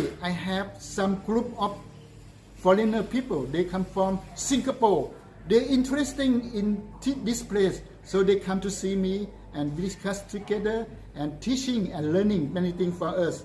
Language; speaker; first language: English; non-native, learner; Thai